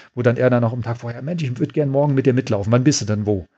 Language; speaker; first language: German; native; German